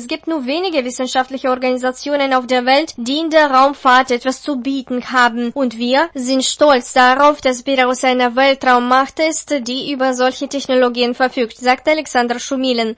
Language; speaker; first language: German; non-native, fluent; Russian